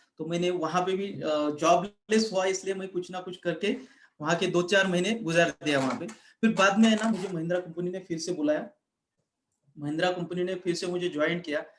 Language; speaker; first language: Hindi; non-native, local second language; Marathi